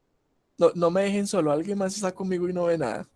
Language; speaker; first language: Spanish; native; Spanish